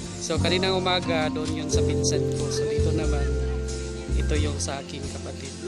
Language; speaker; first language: Filipino; non-native, local second language; Cebuano